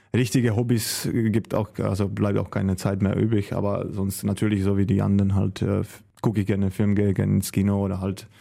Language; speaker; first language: German; non-native, fluent; Czech